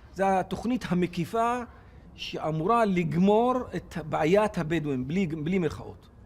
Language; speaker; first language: Hebrew; non-native, local second language; Arabic